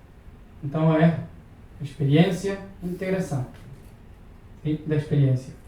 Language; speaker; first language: Portuguese; non-native, learner; Spanish